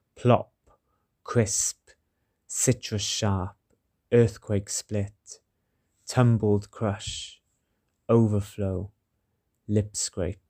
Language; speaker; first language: English; native; English